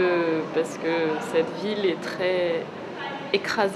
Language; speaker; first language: French; early bilingual, heritage; French